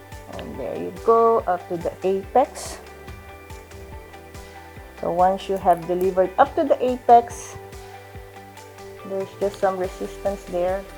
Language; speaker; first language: English; non-native, local second language; Filipino